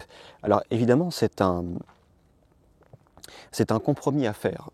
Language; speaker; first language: French; native; French